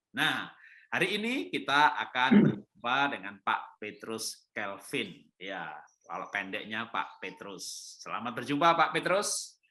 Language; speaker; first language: Indonesian; native; Indonesian